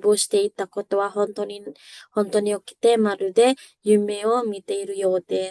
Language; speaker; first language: Japanese; non-native, fluent; Indonesian